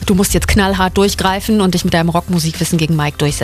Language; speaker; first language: German; native; German